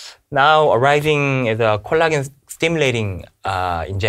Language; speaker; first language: English; non-native, learner; Korean